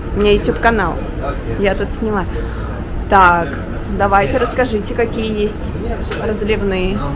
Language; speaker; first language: Russian; native; Russian